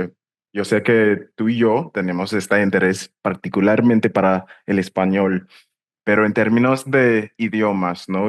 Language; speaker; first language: Spanish; non-native, fluent; English